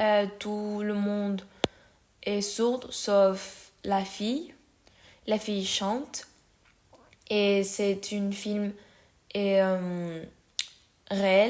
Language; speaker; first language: French; non-native, learner; Spanish